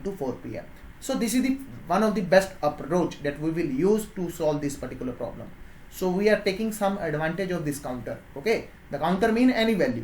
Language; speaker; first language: English; non-native, local second language; Hindi